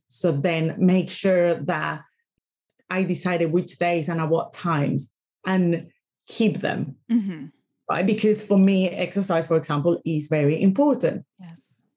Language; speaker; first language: English; non-native, fluent; Spanish